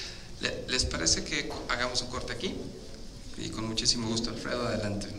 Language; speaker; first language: Spanish; native; Spanish